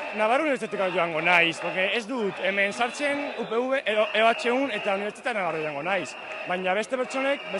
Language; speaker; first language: Basque; non-native, local second language; Spanish